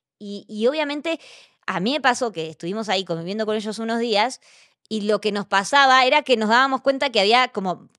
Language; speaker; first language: Spanish; native; Spanish